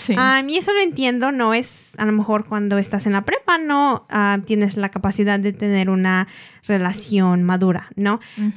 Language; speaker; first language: Spanish; early bilingual, heritage; Spanish